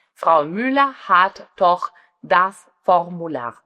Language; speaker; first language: German; non-native, fluent; Spanish